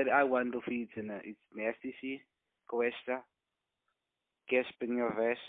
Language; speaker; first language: English; non-native, local second language; Afrikaans